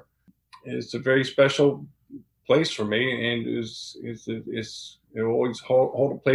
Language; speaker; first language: English; native; English